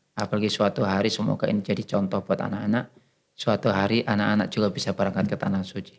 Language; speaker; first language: Indonesian; native; Indonesian